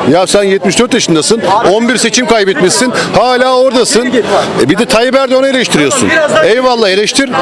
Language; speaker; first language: Turkish; native; Turkish